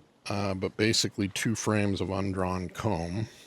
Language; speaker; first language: English; native; English